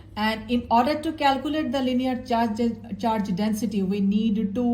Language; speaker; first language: English; non-native, local second language; Bangla